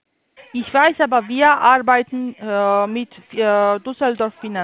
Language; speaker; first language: German; non-native, learner; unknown